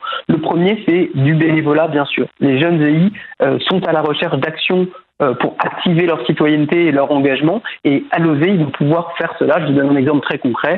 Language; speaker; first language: French; native; French